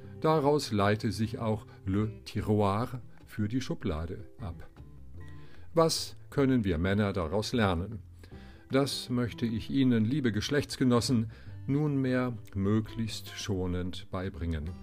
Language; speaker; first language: German; native; German